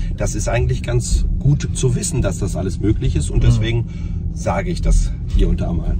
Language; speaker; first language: German; early bilingual, other home language; Polish